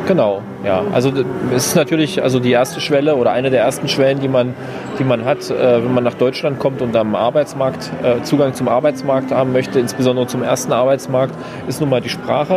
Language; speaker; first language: German; native; German